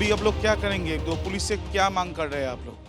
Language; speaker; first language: Hindi; non-native, local second language; Bangla